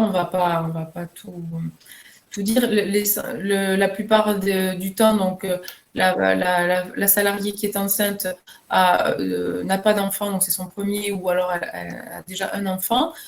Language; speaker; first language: French; native; French